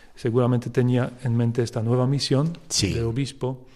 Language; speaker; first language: Spanish; non-native, fluent; Polish